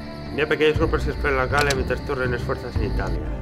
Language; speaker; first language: Spanish; native; Spanish